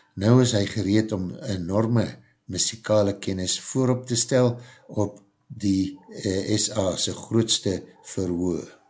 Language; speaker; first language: Afrikaans; native; Afrikaans